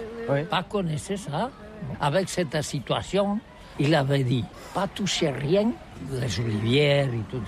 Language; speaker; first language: French; non-native, learner; Catalan